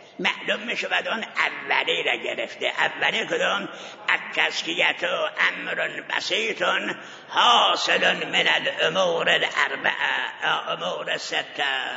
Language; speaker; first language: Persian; non-native, local second language; Azerbaijani